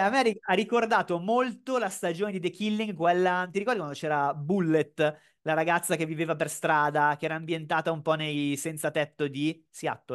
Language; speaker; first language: Italian; native; Italian